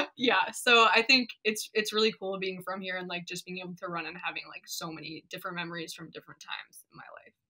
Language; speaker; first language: English; native; English